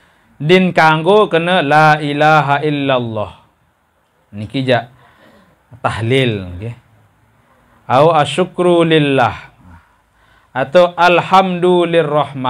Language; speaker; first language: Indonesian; non-native, local second language; Sasak